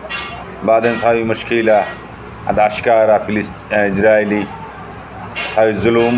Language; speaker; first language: Arabic; non-native, learner; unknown